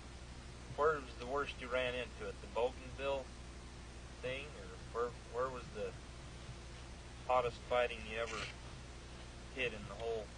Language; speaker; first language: English; native; English